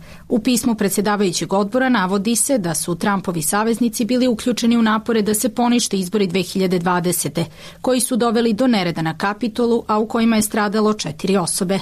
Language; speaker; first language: Serbian; native; Serbian